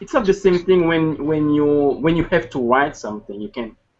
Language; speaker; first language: English; non-native, learner; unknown